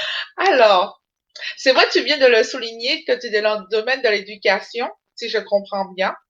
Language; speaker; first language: French; native; French